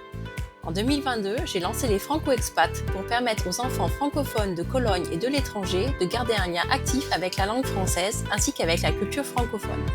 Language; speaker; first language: French; native; French